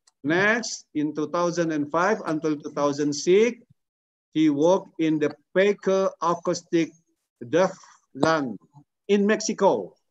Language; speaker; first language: English; non-native, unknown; Indonesian